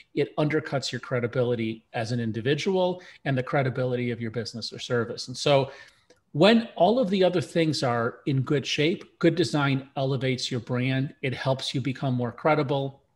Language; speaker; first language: English; early bilingual, other home language; Russian